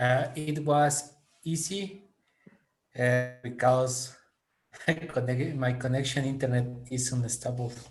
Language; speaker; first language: English; non-native, learner; Spanish